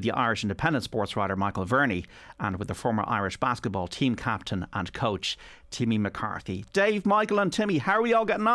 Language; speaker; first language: English; native; English